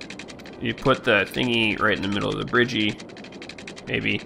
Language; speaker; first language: English; native; English